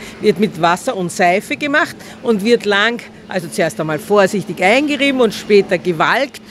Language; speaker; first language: German; native; German